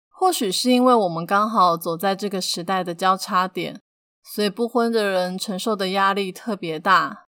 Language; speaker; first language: Chinese; non-native, local second language; Min Nan Chinese